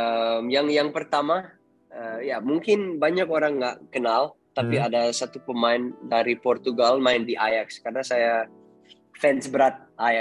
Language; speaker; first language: Indonesian; non-native, fluent; Dutch